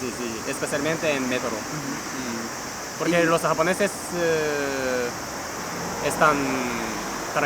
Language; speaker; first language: Spanish; non-native, learner; Japanese